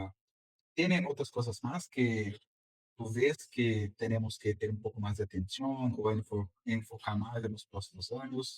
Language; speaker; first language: Spanish; non-native, fluent; Portuguese